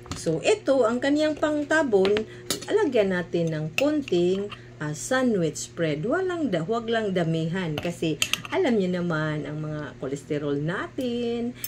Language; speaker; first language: Filipino; non-native, local second language; Cebuano